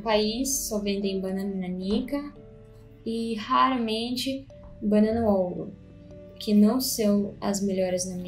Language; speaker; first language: Portuguese; non-native, fluent; Russian